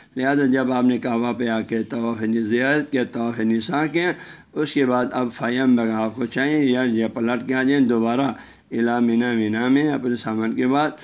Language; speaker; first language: Urdu; non-native, local second language; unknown